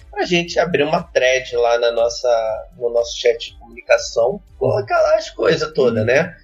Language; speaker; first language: Portuguese; native; Portuguese